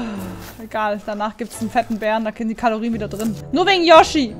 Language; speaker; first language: German; native; German